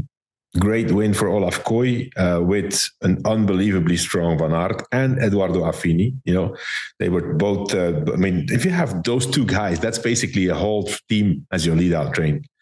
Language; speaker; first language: English; non-native, fluent; Dutch